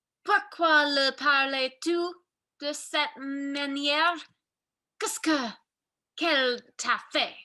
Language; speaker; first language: French; non-native, learner; English